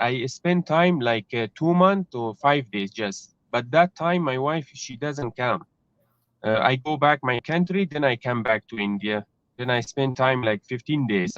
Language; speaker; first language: English; non-native, learner; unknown